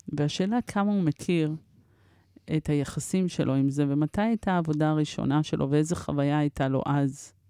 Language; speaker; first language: Hebrew; early bilingual, other home language; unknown